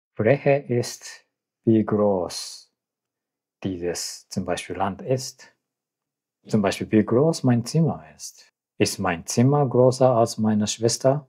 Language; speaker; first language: German; non-native, learner; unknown